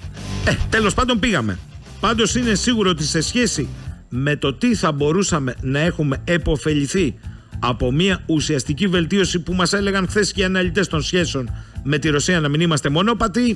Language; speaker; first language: Greek; native; Greek